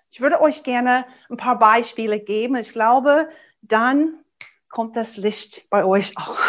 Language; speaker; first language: German; non-native, fluent; English